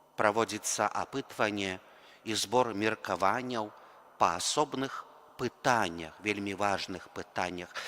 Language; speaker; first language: Belarusian; native; Belarusian